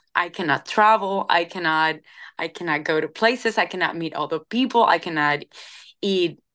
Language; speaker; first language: English; non-native, fluent; Spanish